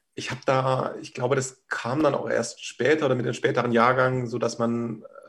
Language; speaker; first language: German; native; German